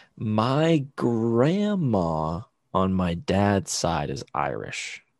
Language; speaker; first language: English; native; English